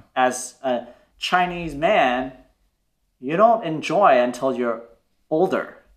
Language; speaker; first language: English; native; English